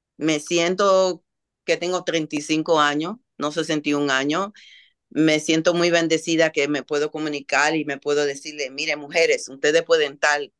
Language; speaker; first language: Spanish; early bilingual, heritage; Spanish